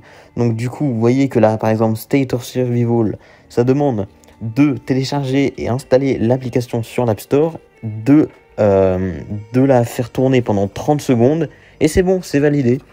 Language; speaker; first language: French; native; French